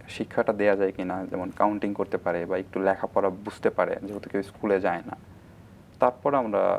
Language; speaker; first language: Bangla; native; Bangla